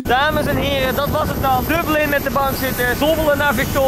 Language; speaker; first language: Dutch; native; Dutch